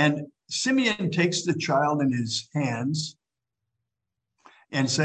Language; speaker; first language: English; native; English